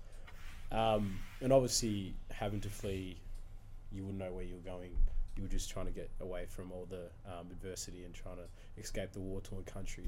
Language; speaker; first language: English; early bilingual, other home language; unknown